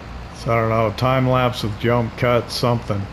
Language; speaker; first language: English; native; English